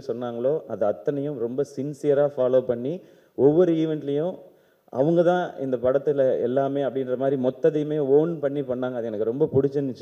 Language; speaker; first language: Tamil; native; Tamil